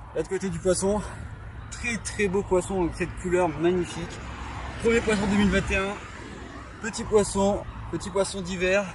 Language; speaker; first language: French; native; French